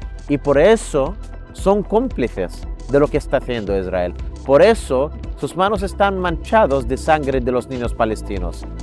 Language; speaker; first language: Spanish; non-native, fluent; Arabic